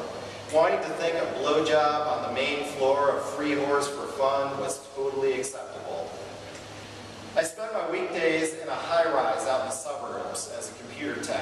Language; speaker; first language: English; native; English